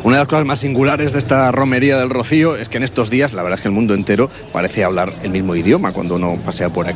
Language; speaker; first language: Spanish; native; Spanish